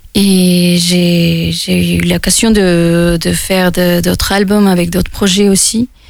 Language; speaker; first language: French; non-native, fluent; Spanish